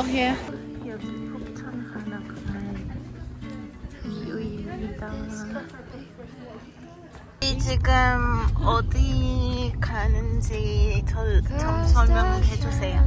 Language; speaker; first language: Korean; non-native, learner; Polish